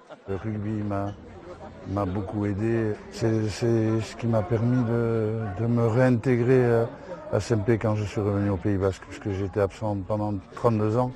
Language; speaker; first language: French; native; French